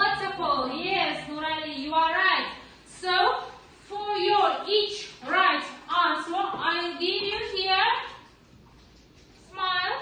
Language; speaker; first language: English; non-native, learner; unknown